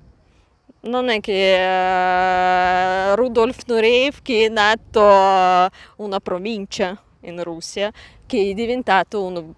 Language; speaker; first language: Italian; non-native, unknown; Russian